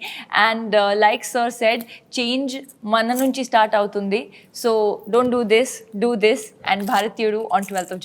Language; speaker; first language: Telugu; non-native, fluent; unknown